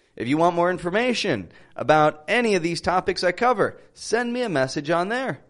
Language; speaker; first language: English; native; English